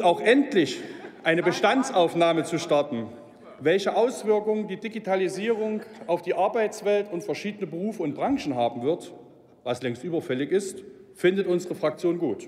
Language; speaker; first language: German; native; German